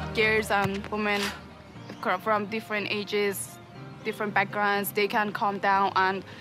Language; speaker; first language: English; non-native, fluent; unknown